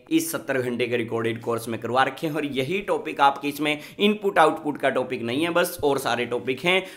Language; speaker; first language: Hindi; native; Hindi